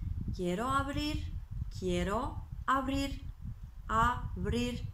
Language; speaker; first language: Spanish; non-native, fluent; Turkish